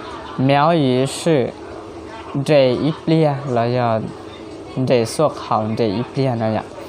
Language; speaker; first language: Chinese; non-native, learner; Hmong